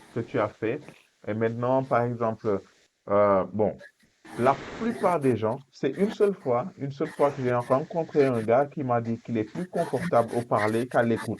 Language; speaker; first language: French; non-native, fluent; Portuguese